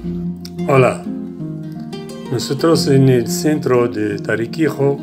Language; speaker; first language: Spanish; non-native, learner; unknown